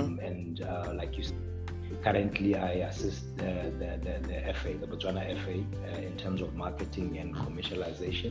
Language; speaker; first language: English; non-native, local second language; Tswana